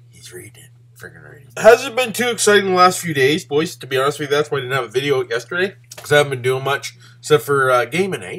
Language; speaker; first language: English; native; English